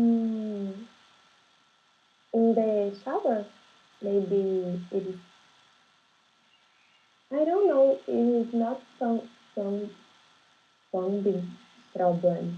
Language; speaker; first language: English; non-native, learner; Portuguese